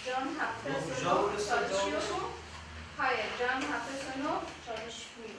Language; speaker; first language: Turkish; non-native, learner; Persian